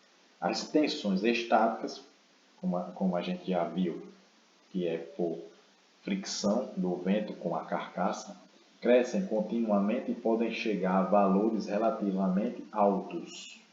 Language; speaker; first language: Portuguese; native; Portuguese